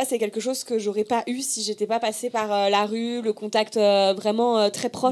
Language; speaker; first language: French; native; French